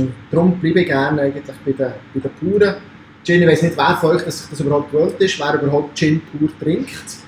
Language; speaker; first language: German; native; German